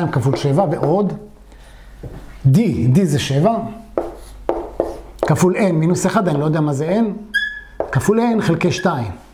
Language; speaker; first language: Hebrew; native; Hebrew